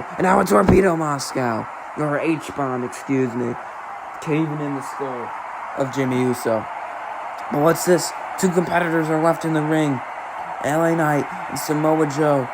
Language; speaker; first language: English; native; English